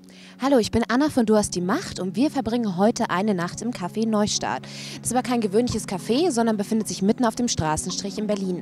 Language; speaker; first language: German; native; German